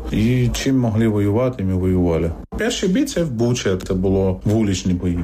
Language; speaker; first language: Ukrainian; non-native, fluent; Arabic